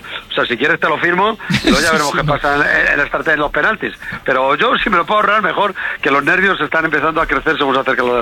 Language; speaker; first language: Spanish; native; Spanish